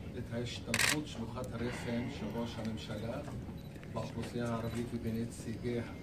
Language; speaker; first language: Hebrew; non-native, local second language; Arabic